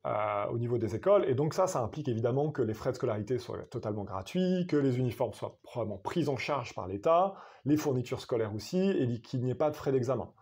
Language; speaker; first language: French; native; French